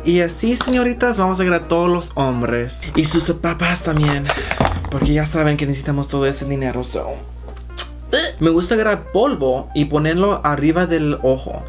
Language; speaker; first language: Spanish; early bilingual, heritage; Spanish